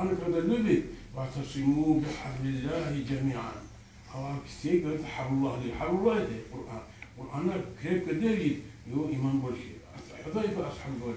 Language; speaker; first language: Russian; non-native, local second language; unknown